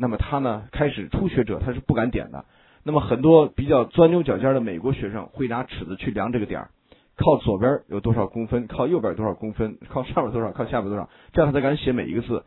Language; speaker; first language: Chinese; native; Chinese